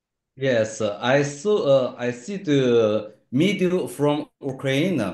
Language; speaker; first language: English; non-native, learner; Chinese